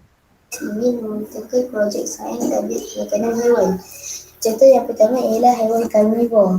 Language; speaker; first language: Malay; native; Malay